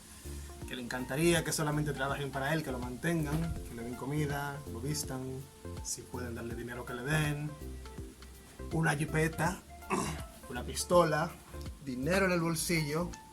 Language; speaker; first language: Spanish; native; Spanish